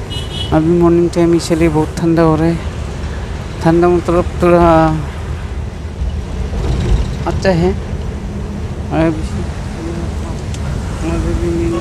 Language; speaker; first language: Hindi; non-native, local second language; Assamese